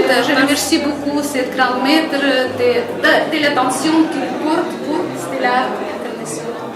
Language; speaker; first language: French; non-native, fluent; Russian